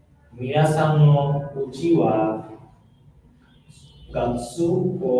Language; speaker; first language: Japanese; non-native, learner; Bangla